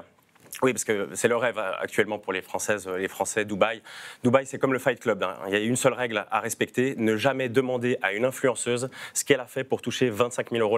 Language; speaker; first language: French; native; French